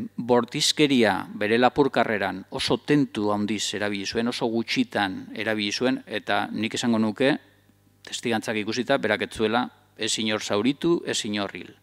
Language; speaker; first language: Basque; native; Basque